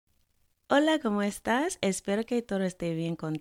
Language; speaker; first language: Spanish; non-native, fluent; English